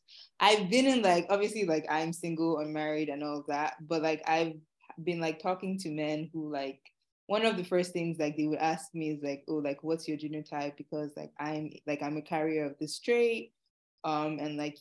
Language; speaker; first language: English; non-native, local second language; Yoruba